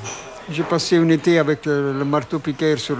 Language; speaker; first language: French; non-native, fluent; Italian